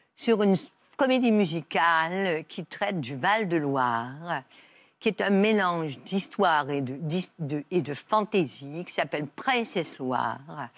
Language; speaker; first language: French; native; French